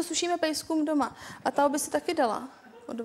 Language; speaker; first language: Czech; native; Czech